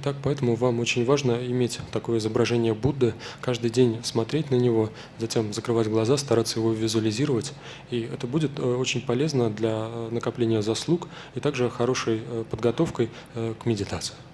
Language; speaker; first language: Russian; native; Russian